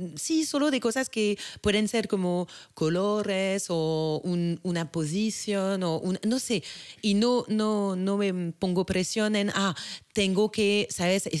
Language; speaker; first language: Spanish; non-native, fluent; French